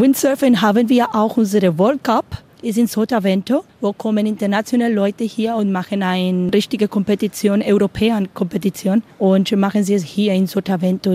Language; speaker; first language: German; non-native, learner; Spanish